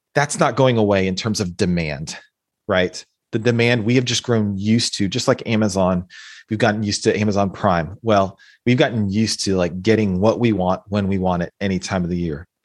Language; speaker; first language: English; native; English